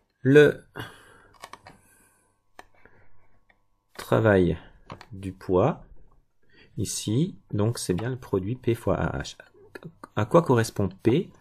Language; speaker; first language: French; native; French